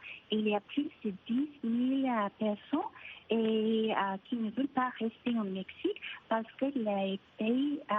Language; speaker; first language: French; non-native, fluent; Spanish